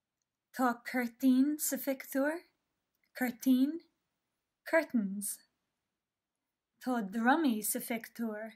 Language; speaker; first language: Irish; non-native, local second language; English